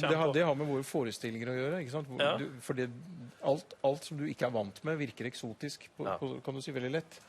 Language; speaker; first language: Norwegian; native; Norwegian